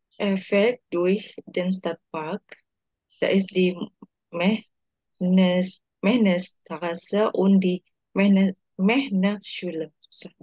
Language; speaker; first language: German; non-native, learner; Indonesian